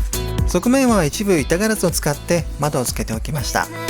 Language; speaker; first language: Japanese; native; Japanese